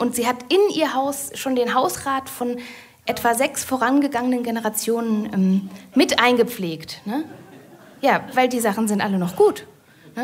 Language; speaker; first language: German; native; German